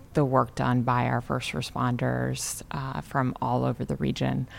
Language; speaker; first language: English; native; English